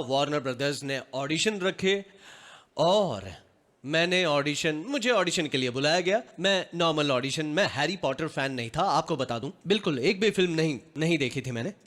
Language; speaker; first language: Hindi; non-native, local second language; Gujarati